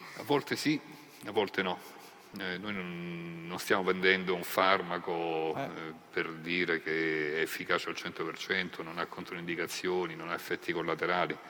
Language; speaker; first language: Italian; native; Italian